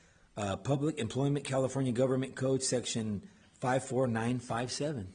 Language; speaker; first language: English; native; English